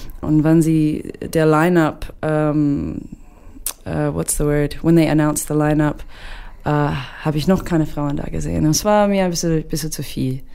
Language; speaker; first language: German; non-native, fluent; English